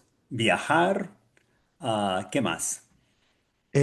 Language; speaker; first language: Spanish; non-native, learner; English